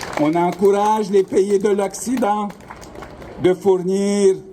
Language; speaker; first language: French; non-native, local second language; Ukrainian